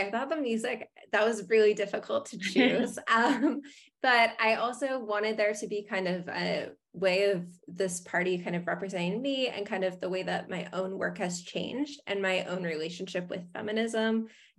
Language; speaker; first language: English; native; English